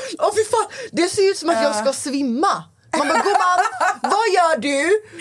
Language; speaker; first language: Swedish; early bilingual, other home language; Persian